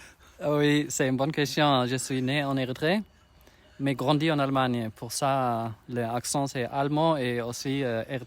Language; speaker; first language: French; non-native, learner; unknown